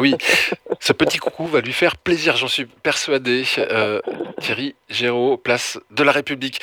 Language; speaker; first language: French; native; French